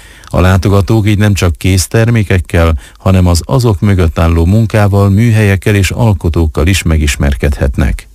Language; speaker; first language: Hungarian; native; Hungarian